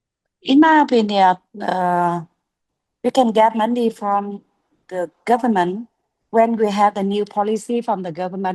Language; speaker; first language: English; non-native, learner; Vietnamese